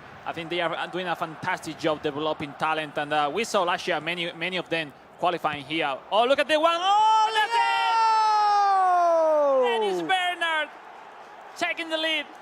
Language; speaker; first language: English; non-native, fluent; Spanish